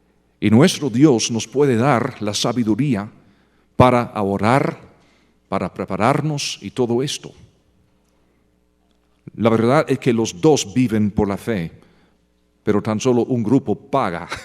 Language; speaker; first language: Spanish; non-native, fluent; English